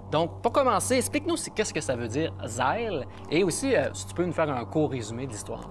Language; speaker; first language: French; native; French